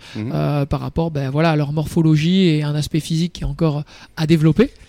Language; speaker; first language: French; native; French